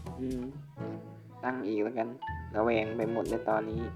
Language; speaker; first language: Thai; native; Thai